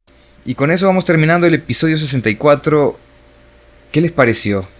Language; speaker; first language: Spanish; native; Spanish